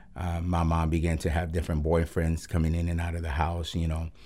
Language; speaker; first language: English; early bilingual, other home language; Spanish